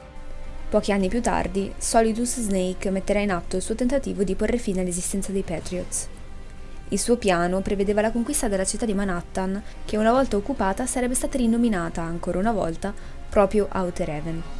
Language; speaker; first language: Italian; native; Italian